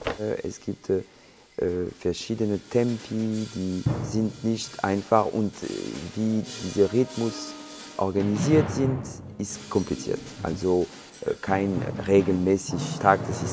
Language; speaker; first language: German; non-native, fluent; French